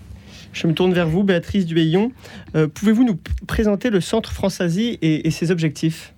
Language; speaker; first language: French; native; French